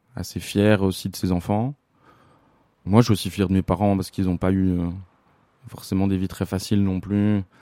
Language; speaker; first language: French; native; French